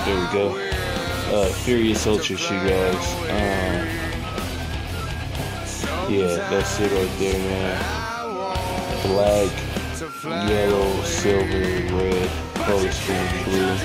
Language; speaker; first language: English; native; English